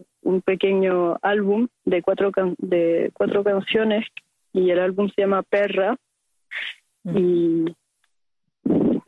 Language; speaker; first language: Spanish; early bilingual, heritage; Spanish